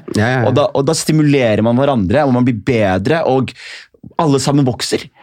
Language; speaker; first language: Norwegian; early bilingual, other home language; Somali